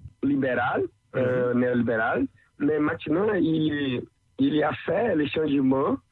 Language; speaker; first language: French; non-native, learner; Portuguese